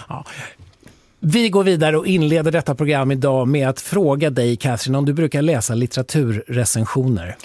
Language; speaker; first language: Swedish; native; Swedish